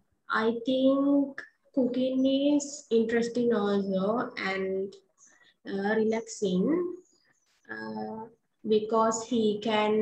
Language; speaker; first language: English; non-native, learner; Sinhala